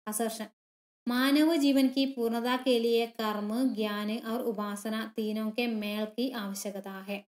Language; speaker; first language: Hindi; non-native, local second language; Malayalam